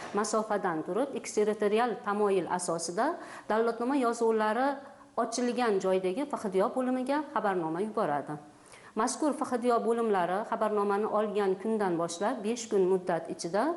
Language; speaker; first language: Uzbek; native; Uzbek